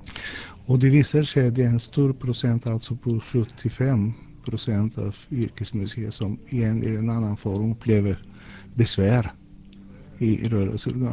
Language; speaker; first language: Swedish; non-native, fluent; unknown